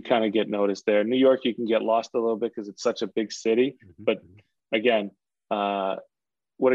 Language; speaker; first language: English; native; English